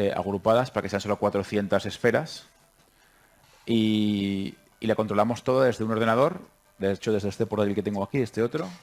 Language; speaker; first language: Spanish; native; Spanish